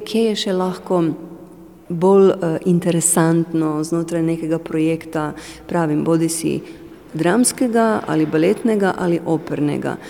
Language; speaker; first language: Slovenian; non-native, fluent; Romanian